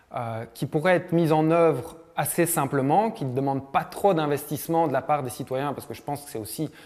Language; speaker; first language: French; native; French